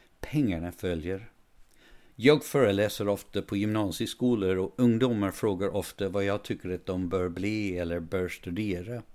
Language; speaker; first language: Swedish; non-native, fluent; English